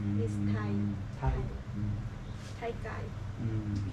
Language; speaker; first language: English; non-native, learner; Thai